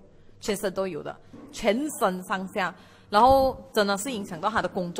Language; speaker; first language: Chinese; early bilingual, heritage; Chinese